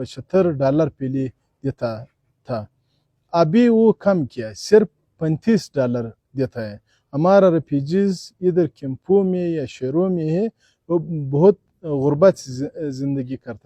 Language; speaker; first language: Hindi; non-native, fluent; Pashto